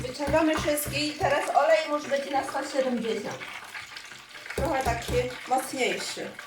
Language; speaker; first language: Polish; non-native, learner; Chinese